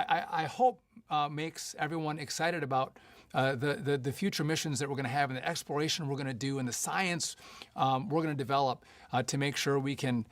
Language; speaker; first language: English; native; English